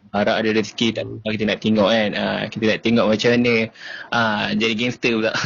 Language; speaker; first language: Malay; native; Malay